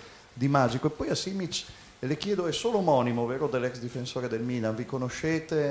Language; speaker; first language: Italian; native; Italian